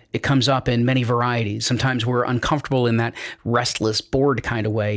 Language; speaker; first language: English; native; English